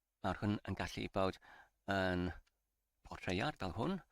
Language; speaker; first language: Welsh; non-native, learner; English